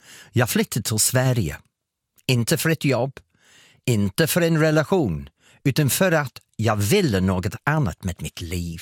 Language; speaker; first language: Swedish; non-native, fluent; English